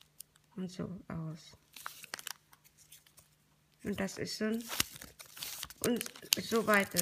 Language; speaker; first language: German; non-native, learner; Indonesian